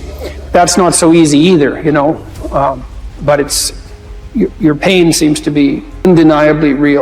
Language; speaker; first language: English; native; English